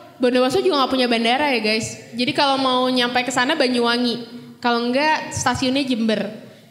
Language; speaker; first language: Indonesian; native; Indonesian